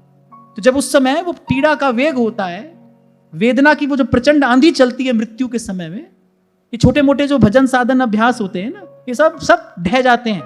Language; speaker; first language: Hindi; native; Hindi